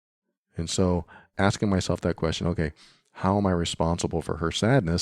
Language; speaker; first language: English; native; English